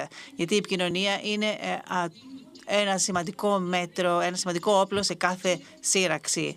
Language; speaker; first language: Greek; native; Greek